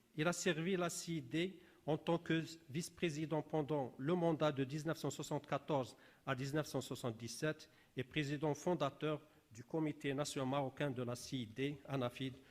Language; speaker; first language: French; non-native, local second language; Arabic